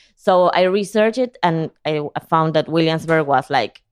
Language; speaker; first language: English; non-native, fluent; Spanish